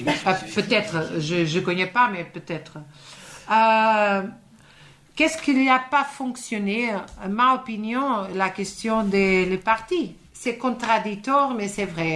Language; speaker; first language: French; non-native, fluent; Portuguese